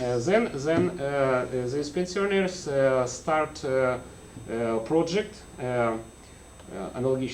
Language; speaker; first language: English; non-native, learner; Russian